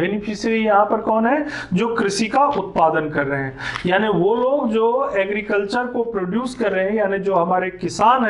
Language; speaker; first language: Hindi; native; Hindi